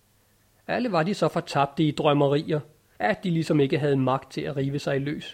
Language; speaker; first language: Danish; native; Danish